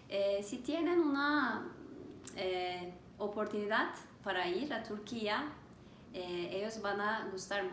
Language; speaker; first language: Spanish; non-native, learner; Turkish